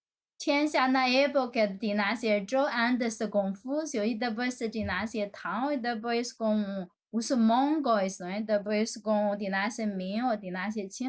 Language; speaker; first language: Portuguese; non-native, fluent; Chinese